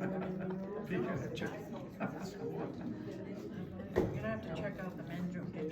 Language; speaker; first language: English; native; English